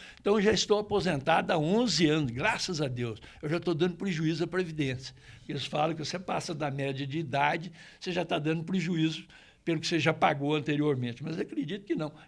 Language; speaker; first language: Portuguese; native; Portuguese